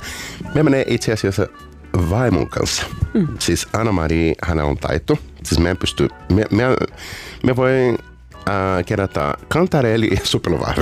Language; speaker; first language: Finnish; non-native, learner; Portuguese